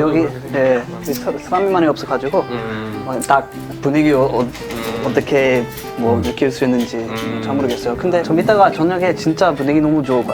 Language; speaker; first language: Korean; non-native, fluent; English